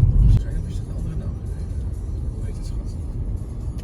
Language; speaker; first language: Dutch; native; Dutch